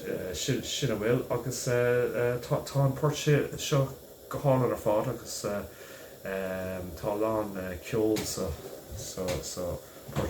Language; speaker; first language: Irish; non-native, local second language; English